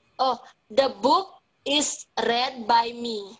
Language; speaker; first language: English; non-native, learner; Indonesian